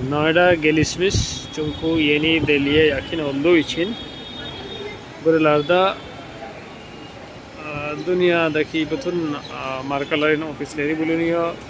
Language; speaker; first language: Turkish; non-native, fluent; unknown